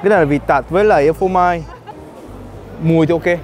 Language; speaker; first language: Vietnamese; non-native, fluent; Korean